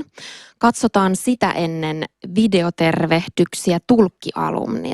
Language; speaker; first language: Finnish; native; Finnish